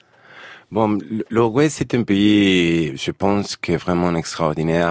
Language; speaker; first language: French; non-native, fluent; Spanish